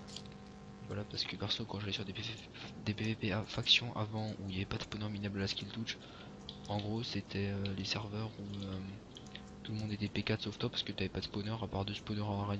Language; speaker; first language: French; native; French